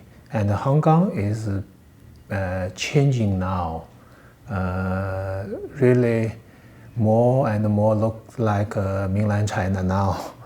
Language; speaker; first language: English; non-native, learner; Chinese